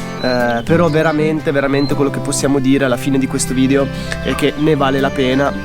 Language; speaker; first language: Italian; native; Italian